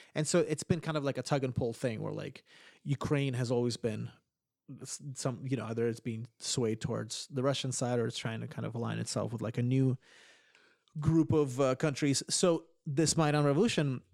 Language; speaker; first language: English; early bilingual, other home language; Ukrainian